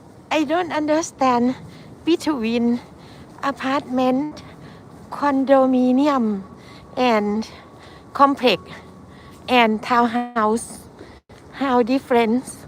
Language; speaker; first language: English; non-native, learner; Thai